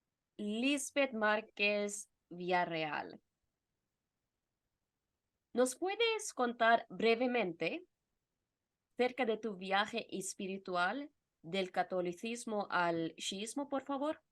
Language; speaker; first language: Spanish; non-native, fluent; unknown